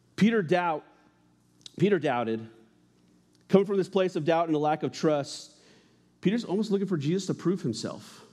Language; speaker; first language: English; native; English